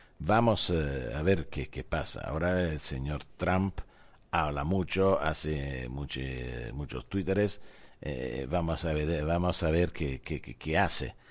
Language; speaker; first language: Spanish; non-native, fluent; Italian